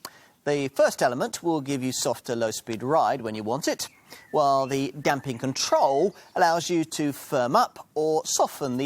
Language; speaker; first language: English; native; English